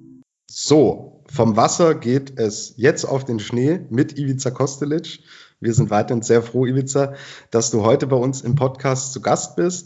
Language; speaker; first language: German; native; German